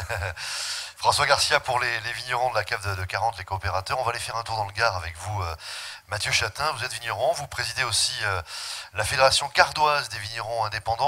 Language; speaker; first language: French; native; French